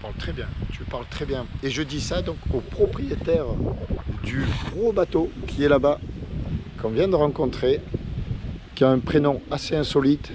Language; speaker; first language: French; native; French